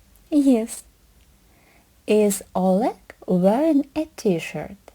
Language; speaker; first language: English; non-native, fluent; Ukrainian